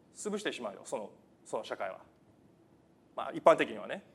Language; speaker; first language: Japanese; non-native, fluent; English